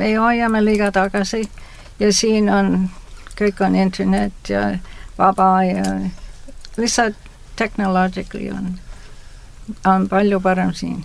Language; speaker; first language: Estonian; early bilingual, heritage; Estonian